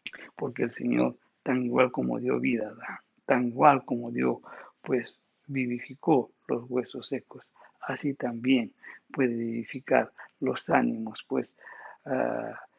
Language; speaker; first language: Spanish; native; Spanish